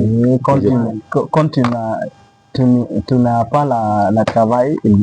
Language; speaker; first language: French; non-native, learner; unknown